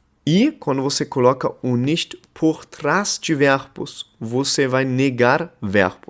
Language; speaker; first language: Portuguese; non-native, fluent; German